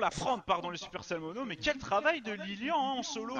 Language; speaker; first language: French; native; French